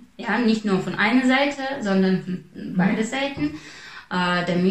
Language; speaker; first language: German; non-native, fluent; Russian